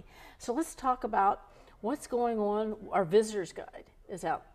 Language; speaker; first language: English; native; English